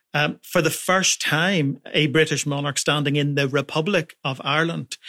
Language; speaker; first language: English; native; English